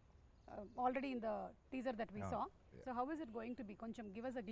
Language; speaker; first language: Telugu; native; Telugu